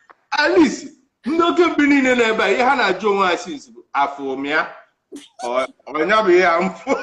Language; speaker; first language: Igbo; native; Igbo